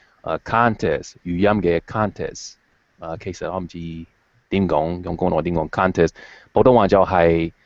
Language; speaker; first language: Chinese; non-native, fluent; English